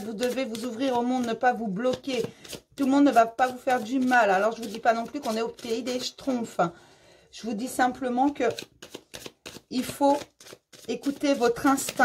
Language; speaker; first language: French; native; French